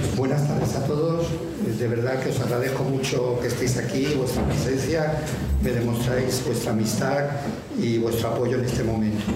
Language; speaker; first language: Spanish; native; Spanish